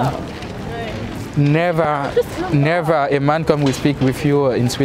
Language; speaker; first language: English; non-native, learner; French